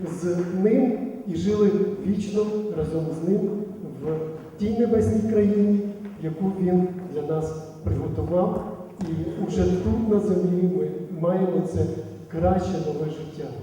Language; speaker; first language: Ukrainian; non-native, local second language; Russian